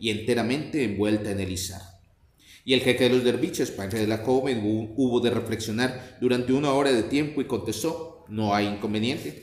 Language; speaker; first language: Spanish; native; Spanish